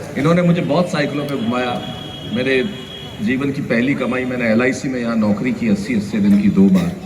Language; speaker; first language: Hindi; native; Hindi